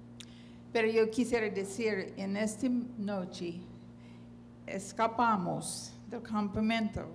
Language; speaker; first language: Spanish; non-native, fluent; English